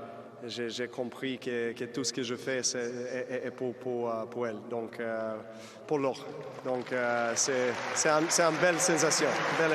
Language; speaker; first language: French; non-native, learner; Serbian